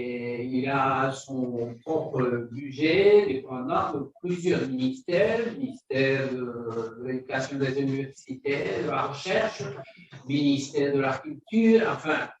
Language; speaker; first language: French; non-native, fluent; Spanish